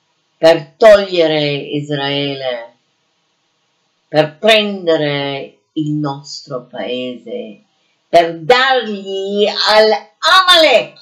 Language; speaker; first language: Italian; non-native, fluent; English